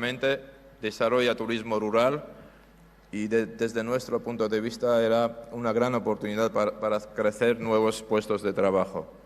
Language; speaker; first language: Spanish; non-native, fluent; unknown